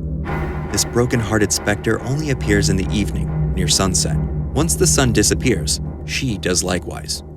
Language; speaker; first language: English; native; English